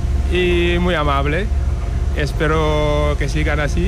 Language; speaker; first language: Spanish; non-native, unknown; Wolof